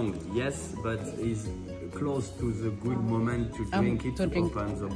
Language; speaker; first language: English; non-native, fluent; French